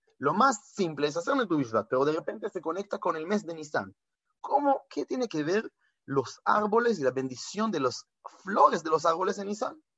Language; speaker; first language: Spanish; non-native, fluent; Hebrew